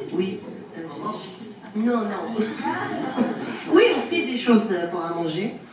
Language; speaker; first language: French; non-native, learner; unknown